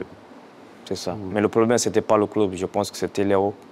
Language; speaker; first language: French; non-native, fluent; Portuguese